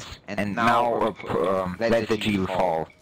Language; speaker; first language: English; non-native, learner; German